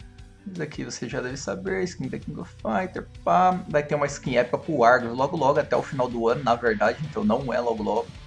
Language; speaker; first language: Portuguese; native; Portuguese